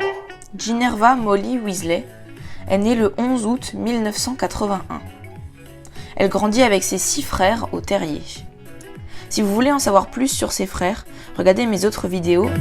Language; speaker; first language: French; native; French